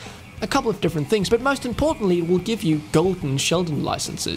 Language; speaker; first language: English; non-native, fluent; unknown